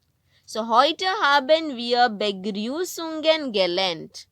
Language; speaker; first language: German; non-native, fluent; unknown